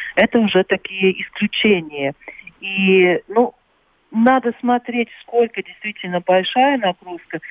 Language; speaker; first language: Russian; non-native, local second language; Latvian